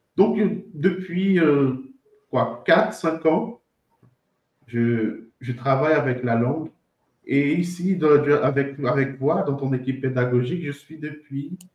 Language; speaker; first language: French; non-native, fluent; Portuguese